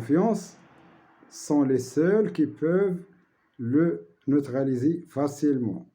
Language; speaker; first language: French; non-native, local second language; Arabic